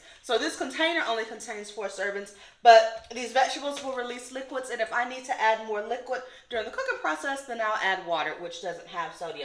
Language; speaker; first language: English; native; English